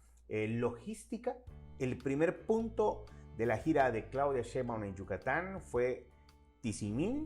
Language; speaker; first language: Spanish; native; Spanish